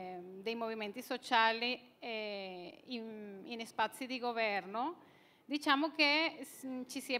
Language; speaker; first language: Italian; non-native, fluent; Spanish